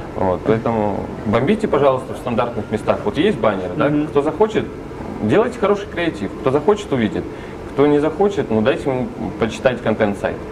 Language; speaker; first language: Russian; native; Russian